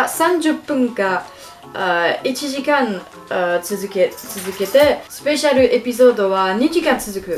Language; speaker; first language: Japanese; non-native, learner; French